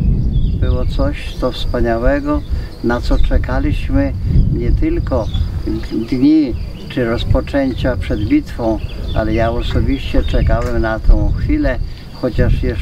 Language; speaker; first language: Polish; native; Polish